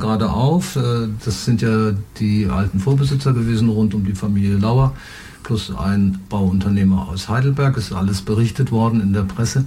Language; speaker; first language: German; native; German